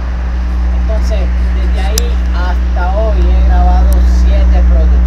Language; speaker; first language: Spanish; native; Spanish